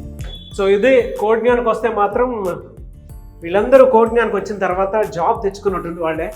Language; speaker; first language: Telugu; native; Telugu